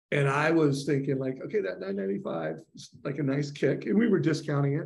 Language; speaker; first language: English; native; English